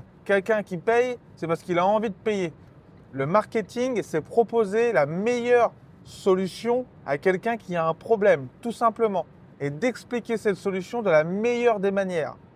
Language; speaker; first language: French; native; French